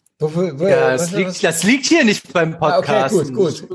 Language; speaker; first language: German; native; German